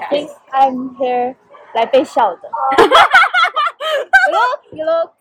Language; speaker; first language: English; non-native, learner; Chinese